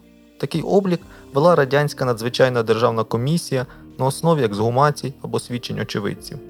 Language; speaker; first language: Ukrainian; native; Ukrainian